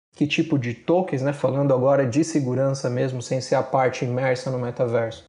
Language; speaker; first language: Portuguese; native; Portuguese